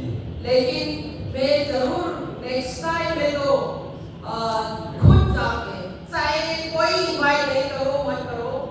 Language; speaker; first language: Hindi; non-native, local second language; Manipuri